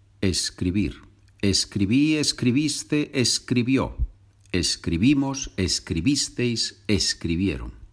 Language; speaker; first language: Spanish; non-native, fluent; English